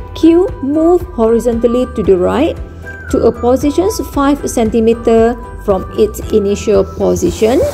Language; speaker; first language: English; non-native, local second language; Malay